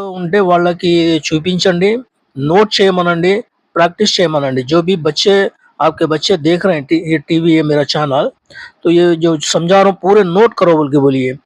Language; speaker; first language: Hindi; non-native, local second language; Urdu